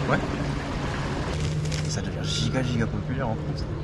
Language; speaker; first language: French; native; French